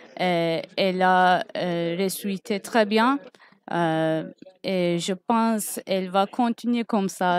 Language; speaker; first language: French; non-native, learner; Turkish